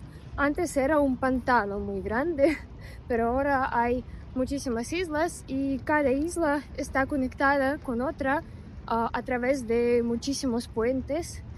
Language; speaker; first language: Spanish; non-native, fluent; Russian